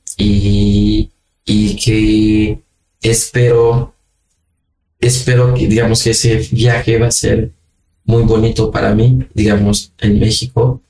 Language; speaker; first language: Spanish; non-native, fluent; Haitian Creole